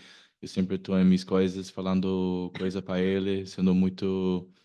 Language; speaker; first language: Portuguese; non-native, learner; English